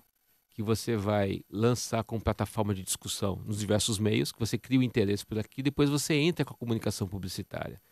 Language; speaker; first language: Portuguese; native; Portuguese